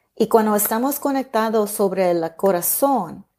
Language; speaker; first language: Spanish; early bilingual, heritage; Spanish